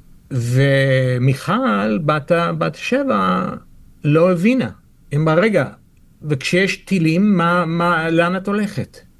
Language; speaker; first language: Hebrew; non-native, fluent; English